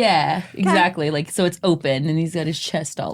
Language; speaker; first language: English; native; English